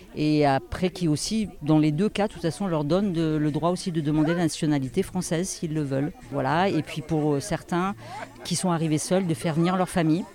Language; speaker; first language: French; native; French